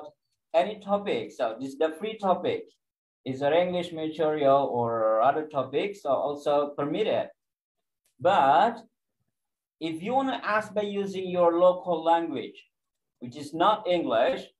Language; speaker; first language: English; non-native, fluent; Indonesian